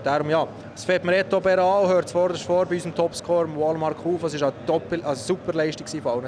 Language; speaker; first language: German; native; German